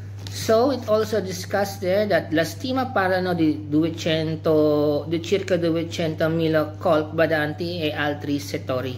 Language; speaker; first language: Italian; non-native, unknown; Filipino